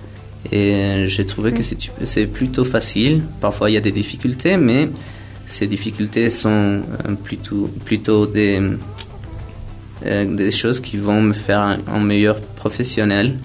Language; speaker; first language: French; non-native, fluent; Spanish